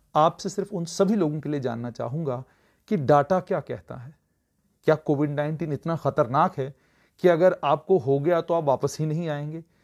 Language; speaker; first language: Hindi; native; Hindi